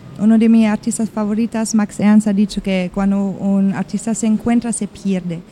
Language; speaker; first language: Spanish; non-native, fluent; English